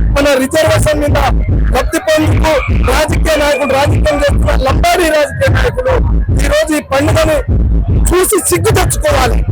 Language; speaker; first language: Telugu; non-native, local second language; Lambadi